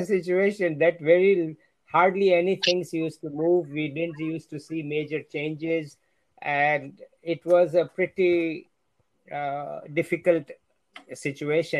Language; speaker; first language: English; non-native, local second language; Hindi